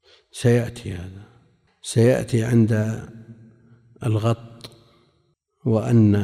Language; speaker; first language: Arabic; native; Arabic